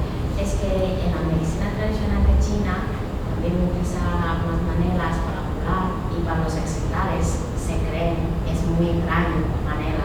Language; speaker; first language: Spanish; non-native, fluent; Chinese